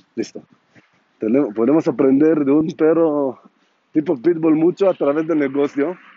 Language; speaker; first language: Spanish; non-native, learner; Hebrew